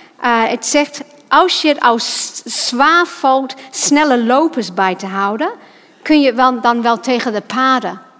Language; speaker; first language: Dutch; non-native, fluent; English